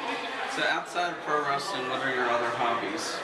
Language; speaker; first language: English; native; English